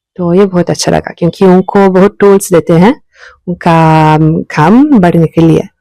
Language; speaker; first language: Hindi; non-native, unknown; Italian